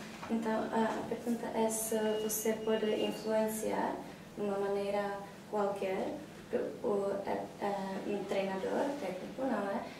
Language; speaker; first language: Portuguese; non-native, fluent; Czech